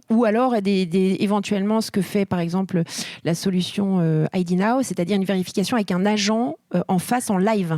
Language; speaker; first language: French; native; French